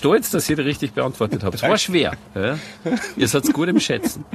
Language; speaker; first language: German; native; German